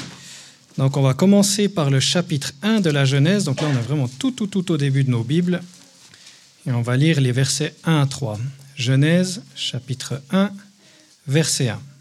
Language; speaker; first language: French; native; French